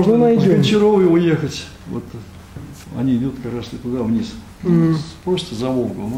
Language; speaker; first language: Russian; native; Russian